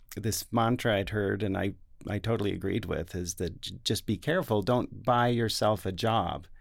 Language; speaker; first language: English; native; English